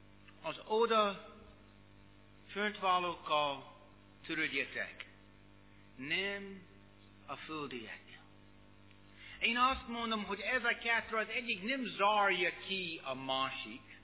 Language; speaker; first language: Hungarian; non-native, learner; English